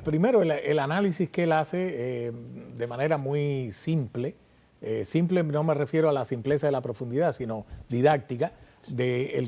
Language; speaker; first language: Spanish; native; Spanish